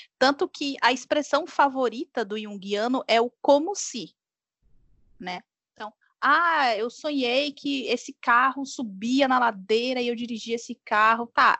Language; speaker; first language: Portuguese; native; Portuguese